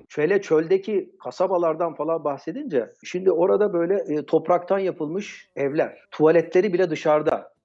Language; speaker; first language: Turkish; early bilingual, heritage; Turkish